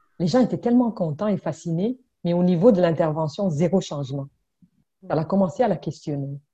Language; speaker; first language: French; non-native, local second language; Kinyarwanda